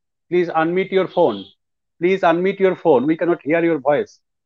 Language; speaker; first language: English; non-native, local second language; Bangla